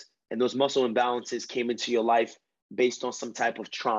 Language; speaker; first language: English; early bilingual, other home language; Spanish